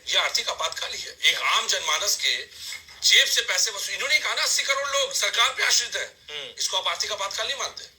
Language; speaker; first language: Hindi; native; Hindi